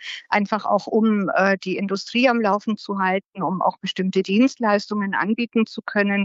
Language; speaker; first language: German; native; German